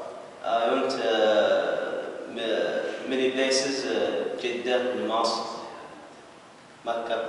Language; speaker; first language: English; non-native, learner; Arabic